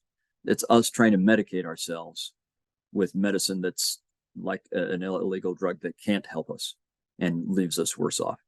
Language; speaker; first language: English; native; English